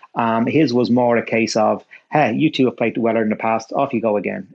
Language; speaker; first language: English; native; English